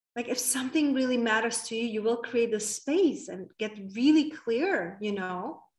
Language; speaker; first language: English; non-native, fluent; Czech